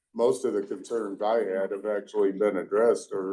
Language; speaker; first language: English; native; English